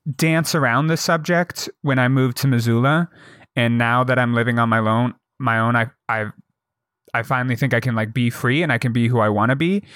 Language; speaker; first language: English; native; English